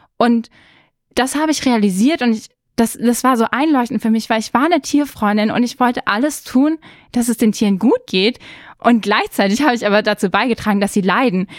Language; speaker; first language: German; native; German